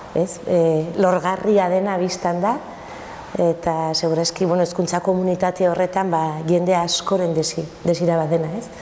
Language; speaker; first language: Basque; native; Basque